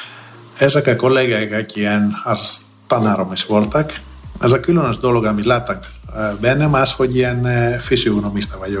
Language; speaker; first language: Hungarian; non-native, fluent; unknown